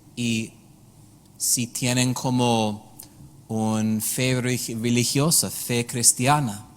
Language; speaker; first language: Spanish; non-native, learner; English